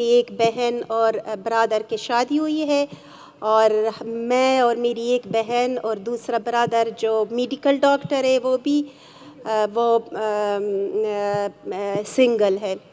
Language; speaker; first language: Hindi; non-native, fluent; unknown